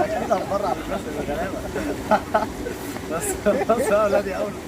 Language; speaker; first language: Arabic; native; Arabic